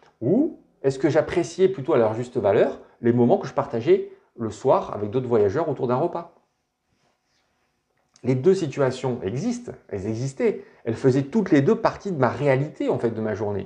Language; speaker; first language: French; native; French